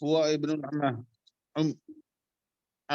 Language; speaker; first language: Arabic; non-native, learner; Urdu